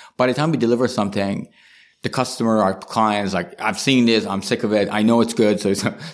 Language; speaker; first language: English; non-native, fluent; Persian